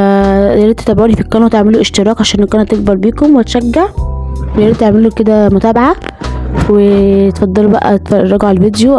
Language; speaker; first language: Arabic; native; Arabic